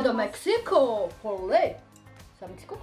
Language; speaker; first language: French; native; French